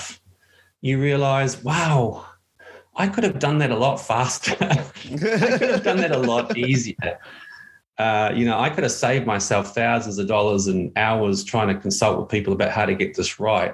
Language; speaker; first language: English; native; English